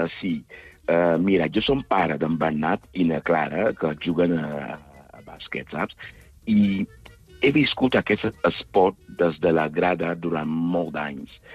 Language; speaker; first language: Catalan; non-native, fluent; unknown